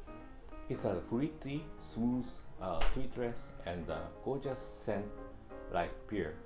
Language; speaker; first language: English; non-native, fluent; Japanese